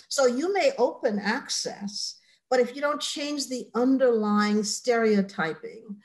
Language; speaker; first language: English; native; English